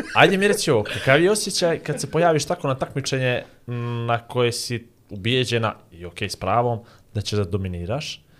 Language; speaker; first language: Bosnian; native; Bosnian